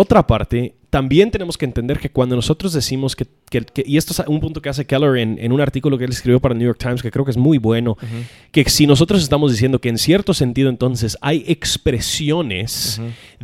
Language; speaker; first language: Spanish; non-native, fluent; English